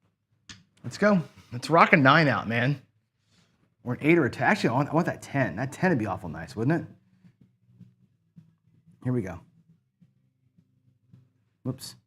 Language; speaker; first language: English; native; English